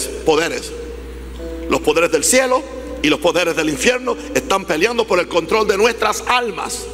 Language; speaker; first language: Spanish; native; Spanish